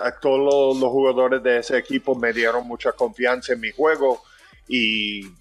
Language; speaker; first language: Spanish; early bilingual, heritage; English